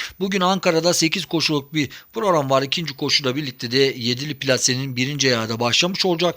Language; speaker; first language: Turkish; native; Turkish